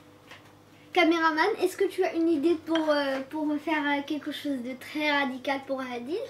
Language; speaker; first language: French; non-native, local second language; Arabic